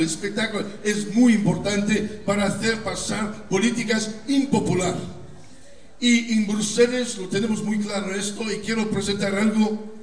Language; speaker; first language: Spanish; non-native, fluent; Italian